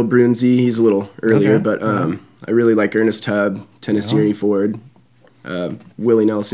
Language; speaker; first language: English; native; English